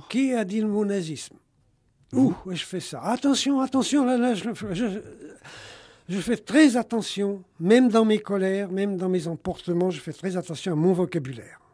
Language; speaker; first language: French; native; French